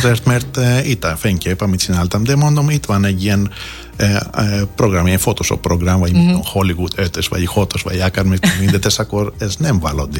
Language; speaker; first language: Hungarian; non-native, fluent; Greek